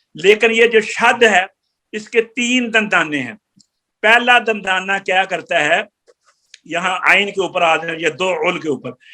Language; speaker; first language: Urdu; non-native, local second language; Punjabi